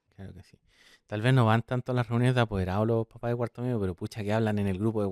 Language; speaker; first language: Spanish; native; Spanish